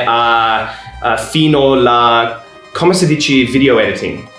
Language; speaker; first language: Italian; non-native, learner; English